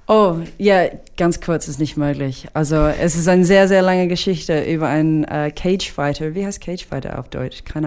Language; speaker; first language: German; non-native, fluent; English